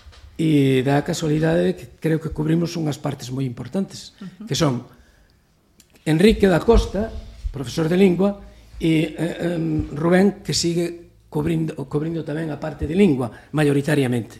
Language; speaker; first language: Galician; native; Galician